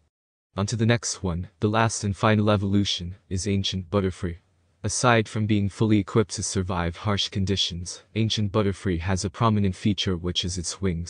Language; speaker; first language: English; non-native, fluent; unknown